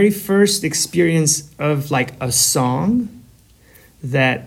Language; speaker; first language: English; non-native, fluent; Albanian